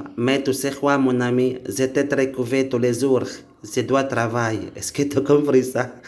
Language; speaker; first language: French; non-native, learner; Indonesian